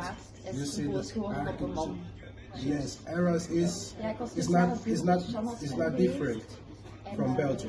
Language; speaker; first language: English; non-native, learner; Portuguese